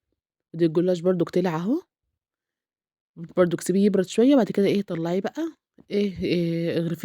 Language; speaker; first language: Arabic; native; Arabic